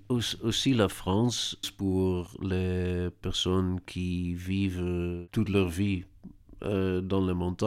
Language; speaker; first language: French; non-native, learner; Dutch